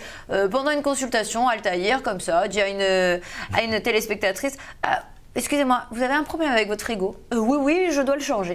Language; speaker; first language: French; native; French